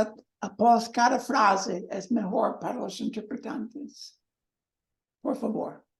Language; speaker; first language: Portuguese; non-native, learner; English